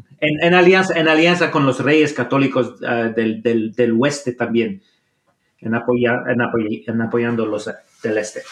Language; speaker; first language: Spanish; non-native, fluent; English